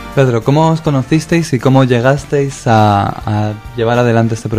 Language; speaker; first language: Spanish; native; Spanish